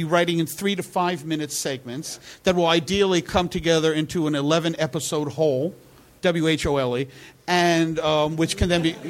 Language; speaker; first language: English; native; English